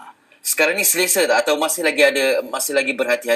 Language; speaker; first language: Malay; native; Malay